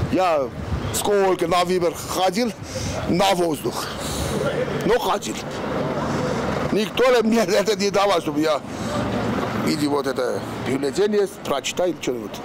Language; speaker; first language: Russian; non-native, local second language; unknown